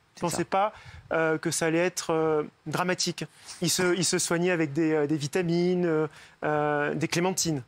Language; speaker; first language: French; native; French